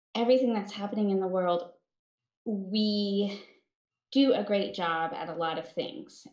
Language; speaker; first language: English; native; English